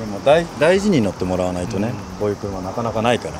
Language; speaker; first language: Japanese; native; Japanese